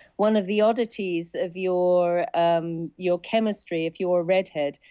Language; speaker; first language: English; native; English